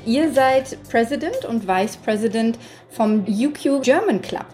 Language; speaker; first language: German; native; German